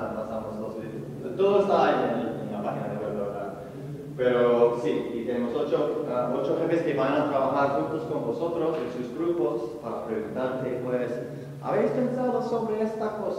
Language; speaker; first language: Spanish; non-native, learner; English